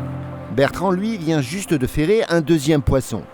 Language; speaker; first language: French; native; French